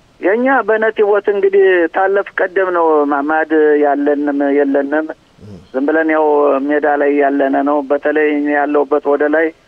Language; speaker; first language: Amharic; native; Amharic